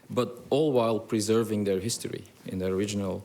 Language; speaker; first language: English; non-native, fluent; Dutch